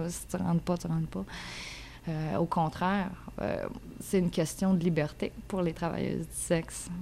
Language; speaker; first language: French; native; French